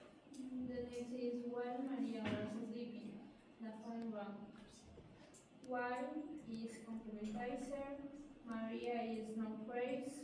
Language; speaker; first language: English; non-native, learner; Spanish